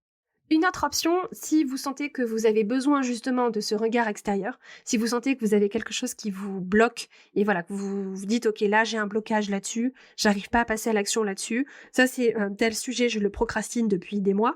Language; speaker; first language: French; native; French